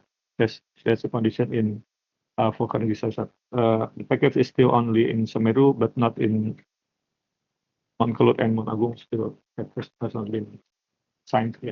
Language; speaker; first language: English; non-native, learner; Indonesian